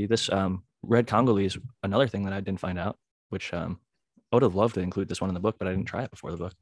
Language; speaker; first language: English; native; English